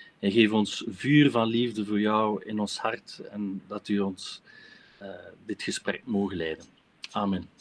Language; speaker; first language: Dutch; native; Dutch